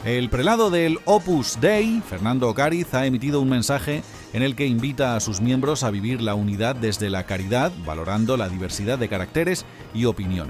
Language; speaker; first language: Spanish; native; Spanish